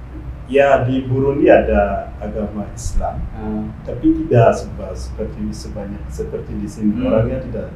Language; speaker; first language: Indonesian; non-native, fluent; Rundi